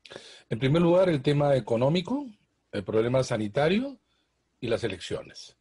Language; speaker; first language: Spanish; native; Spanish